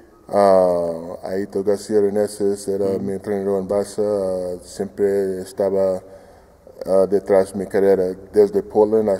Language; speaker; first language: Spanish; non-native, fluent; English